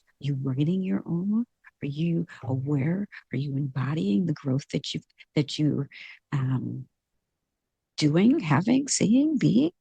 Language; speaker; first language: English; native; English